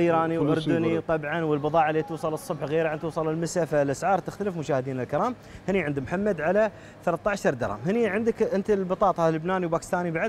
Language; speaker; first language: Arabic; native; Arabic